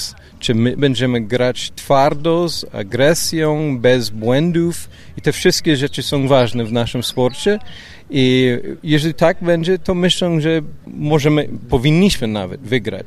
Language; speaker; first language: Polish; non-native, fluent; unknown